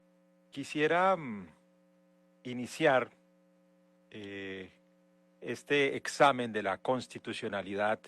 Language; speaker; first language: Spanish; native; Spanish